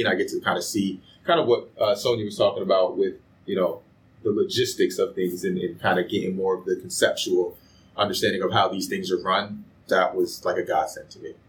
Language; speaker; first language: English; early bilingual, other home language; Akan